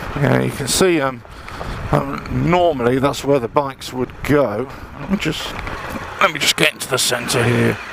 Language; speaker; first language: English; native; English